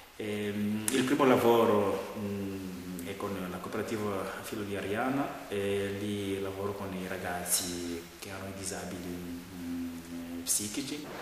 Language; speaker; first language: Italian; non-native, fluent; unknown